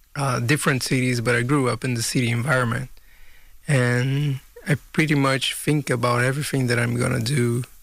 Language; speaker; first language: English; non-native, fluent; Portuguese